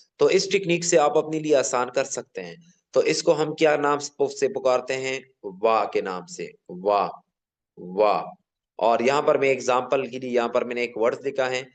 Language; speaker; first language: Urdu; non-native, local second language; Pashto